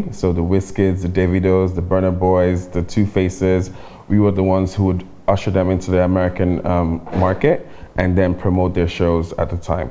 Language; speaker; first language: English; non-native, local second language; Igbo